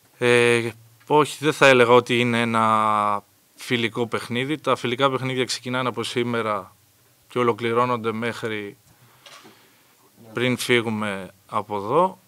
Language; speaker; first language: Greek; native; Greek